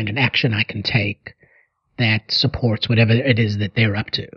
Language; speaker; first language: English; native; English